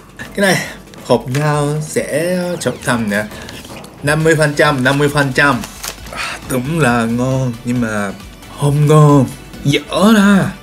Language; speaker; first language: Vietnamese; non-native, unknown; Japanese